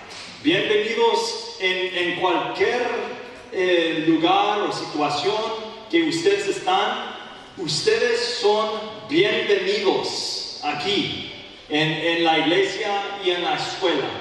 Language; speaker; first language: Spanish; non-native, learner; English